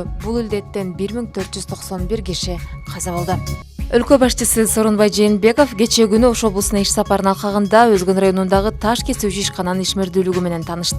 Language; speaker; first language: Kyrgyz; native; Kyrgyz